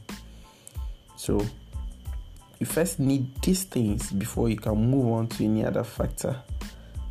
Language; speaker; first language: English; non-native, local second language; Akan